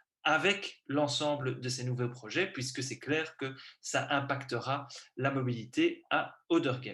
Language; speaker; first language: French; native; French